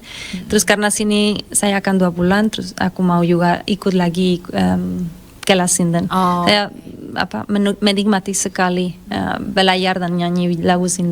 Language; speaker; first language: Indonesian; non-native, fluent; Spanish